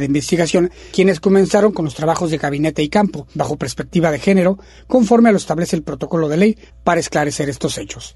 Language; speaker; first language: Spanish; native; Spanish